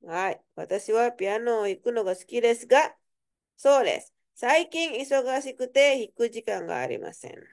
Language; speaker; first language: Japanese; non-native, fluent; Indonesian